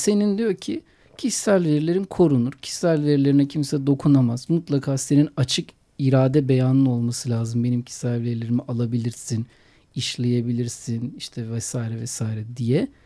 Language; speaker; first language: Turkish; native; Turkish